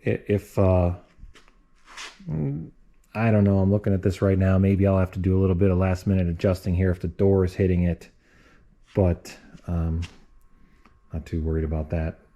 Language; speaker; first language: English; native; English